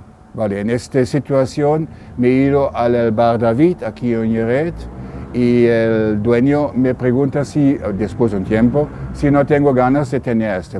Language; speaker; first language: Spanish; non-native, learner; German